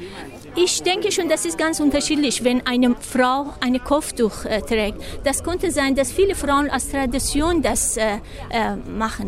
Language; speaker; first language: German; non-native, fluent; Persian